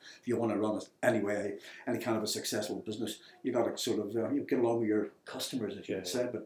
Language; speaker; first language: English; native; English